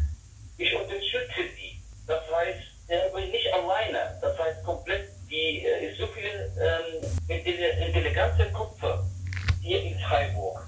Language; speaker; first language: German; non-native, learner; Arabic